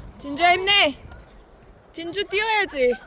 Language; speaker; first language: Korean; native; Korean